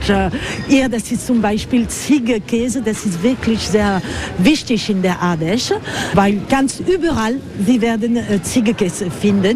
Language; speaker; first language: German; non-native, learner; French